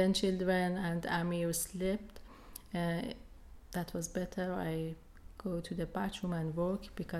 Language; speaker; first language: English; non-native, learner; Persian